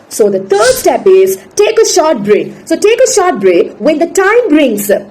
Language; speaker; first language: English; non-native, local second language; Tamil